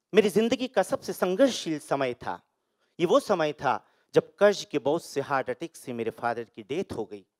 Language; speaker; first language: Hindi; native; Hindi